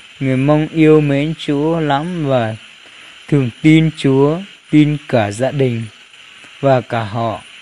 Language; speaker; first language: Vietnamese; non-native, local second language; Hmong